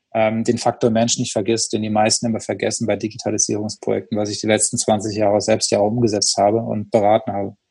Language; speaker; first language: German; native; German